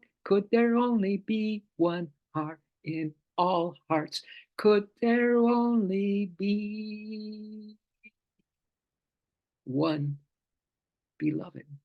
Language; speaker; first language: English; native; English